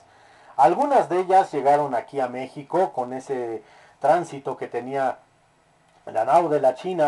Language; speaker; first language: Spanish; native; Spanish